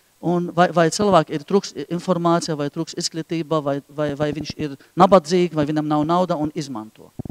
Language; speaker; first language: Latvian; non-native, fluent; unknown